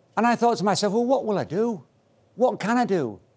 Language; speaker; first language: English; native; English